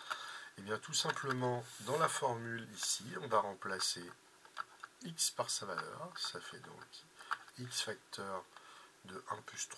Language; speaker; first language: French; native; French